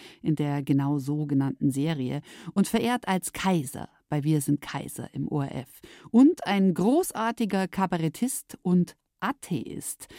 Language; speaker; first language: German; native; German